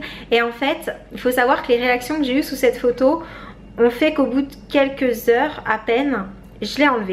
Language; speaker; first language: French; native; French